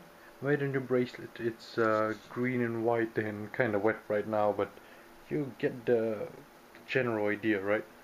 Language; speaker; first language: English; non-native, fluent; Bulgarian